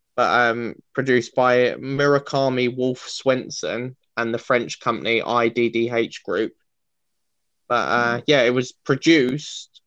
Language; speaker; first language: English; native; English